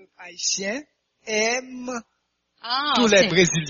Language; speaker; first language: French; non-native, local second language; Haitian Creole